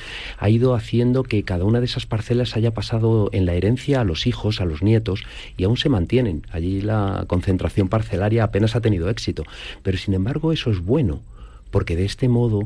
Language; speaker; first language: Spanish; native; Spanish